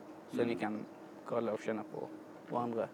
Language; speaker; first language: Swedish; non-native, fluent; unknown